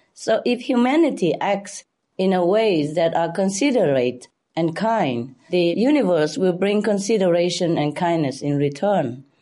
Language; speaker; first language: English; non-native, fluent; Vietnamese